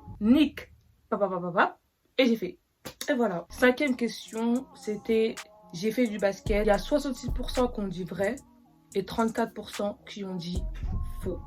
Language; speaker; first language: French; native; French